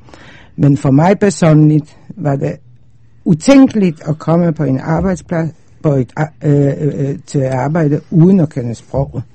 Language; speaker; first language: Danish; non-native, fluent; Polish